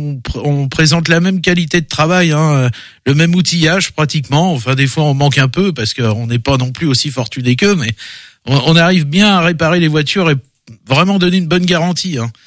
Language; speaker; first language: French; native; French